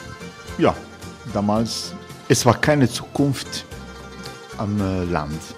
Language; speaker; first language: German; non-native, fluent; Croatian